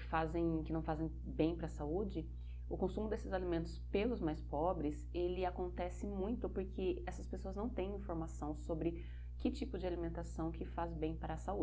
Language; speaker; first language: Portuguese; native; Portuguese